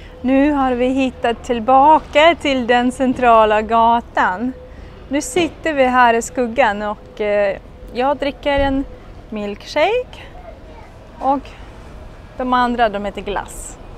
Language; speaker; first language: Swedish; non-native, fluent; Russian